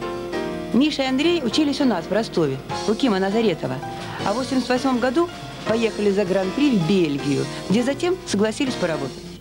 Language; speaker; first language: Russian; native; Russian